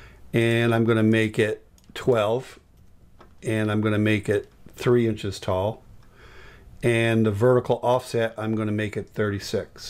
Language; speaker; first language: English; native; English